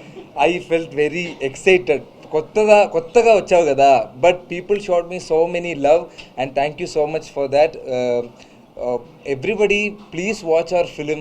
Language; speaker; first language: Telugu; non-native, learner; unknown